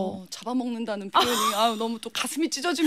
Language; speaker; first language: Korean; native; Korean